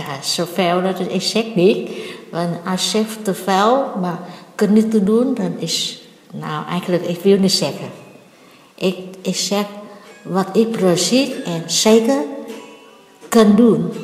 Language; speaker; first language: Dutch; non-native, learner; Vietnamese